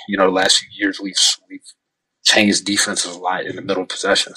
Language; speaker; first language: English; native; English